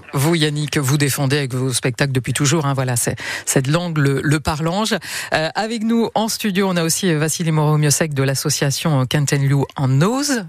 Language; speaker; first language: French; native; French